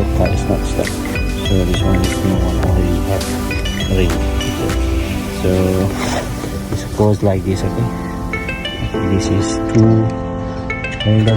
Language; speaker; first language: English; non-native, learner; Indonesian